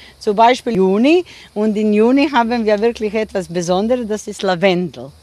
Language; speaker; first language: German; non-native, learner; Croatian